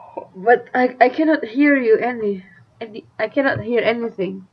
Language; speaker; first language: English; non-native, fluent; Indonesian